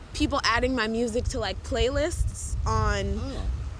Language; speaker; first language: English; native; English